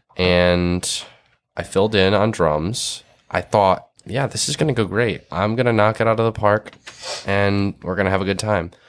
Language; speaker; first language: English; native; English